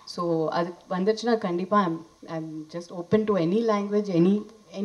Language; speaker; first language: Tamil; non-native, fluent; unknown